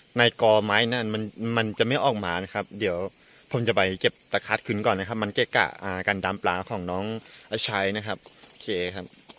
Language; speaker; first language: Thai; non-native, local second language; S'gaw Karen